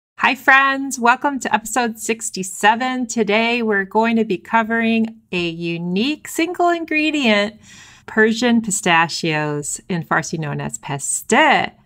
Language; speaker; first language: English; early bilingual, other home language; Persian